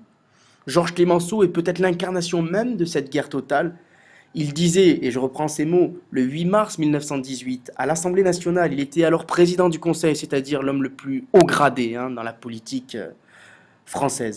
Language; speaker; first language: French; native; French